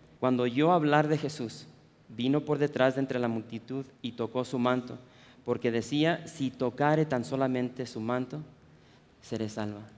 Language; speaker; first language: Spanish; early bilingual, heritage; Spanish